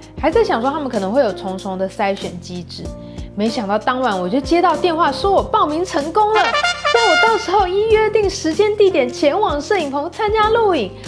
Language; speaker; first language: Chinese; native; Chinese